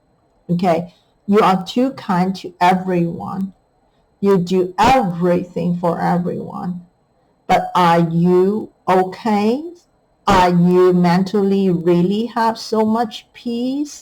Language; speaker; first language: English; non-native, fluent; Chinese